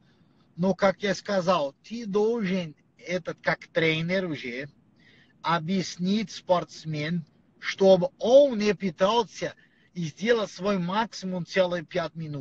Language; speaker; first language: Russian; non-native, learner; Portuguese